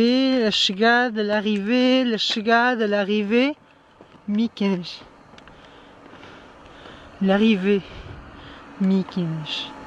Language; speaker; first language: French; non-native, fluent; Portuguese